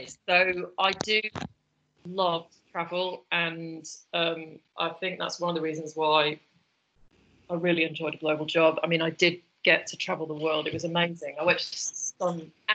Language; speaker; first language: English; native; English